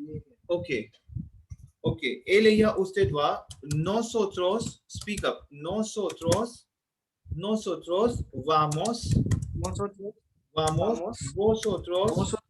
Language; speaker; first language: Spanish; non-native, fluent; Hindi